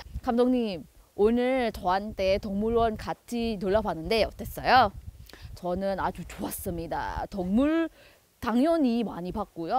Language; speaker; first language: Korean; non-native, fluent; Indonesian